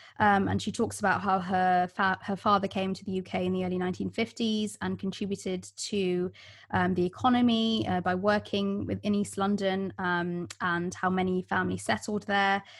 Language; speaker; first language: English; early bilingual, other home language; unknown